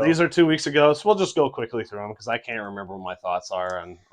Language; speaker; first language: English; native; English